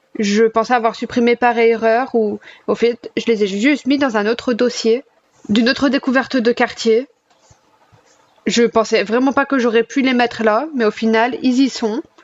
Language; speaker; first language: French; native; French